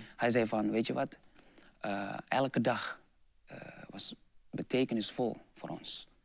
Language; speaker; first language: Dutch; non-native, fluent; Indonesian